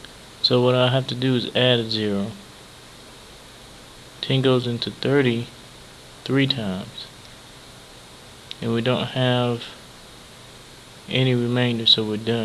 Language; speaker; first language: English; native; English